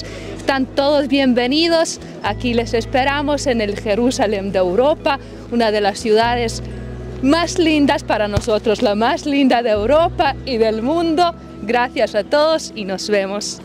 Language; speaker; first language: Spanish; non-native, fluent; Bosnian